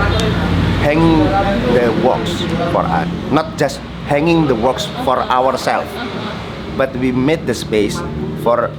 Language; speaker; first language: English; non-native, learner; Indonesian